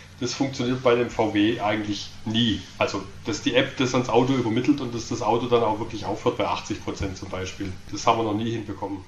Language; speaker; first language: German; native; German